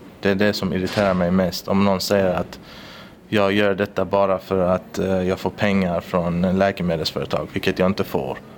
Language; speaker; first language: Swedish; early bilingual, other home language; Persian